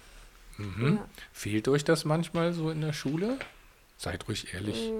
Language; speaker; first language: German; native; German